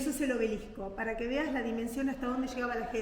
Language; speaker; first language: Spanish; native; Spanish